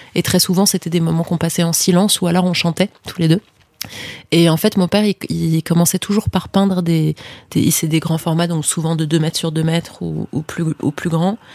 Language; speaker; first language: French; native; French